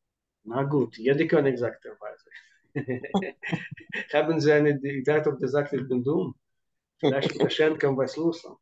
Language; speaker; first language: German; non-native, fluent; Russian